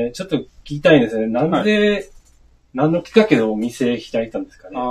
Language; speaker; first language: Japanese; non-native, fluent; Spanish